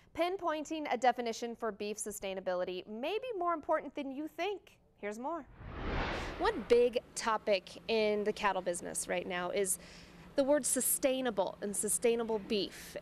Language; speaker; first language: English; native; English